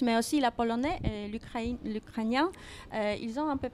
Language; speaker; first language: French; non-native, fluent; Polish